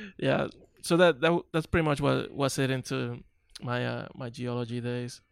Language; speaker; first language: English; non-native, local second language; Spanish